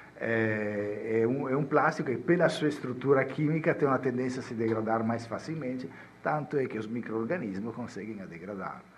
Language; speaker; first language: Portuguese; non-native, fluent; Italian